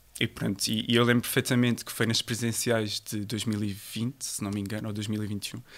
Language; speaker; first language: Portuguese; native; Portuguese